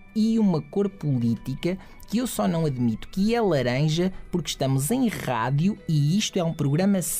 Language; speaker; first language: Portuguese; native; Portuguese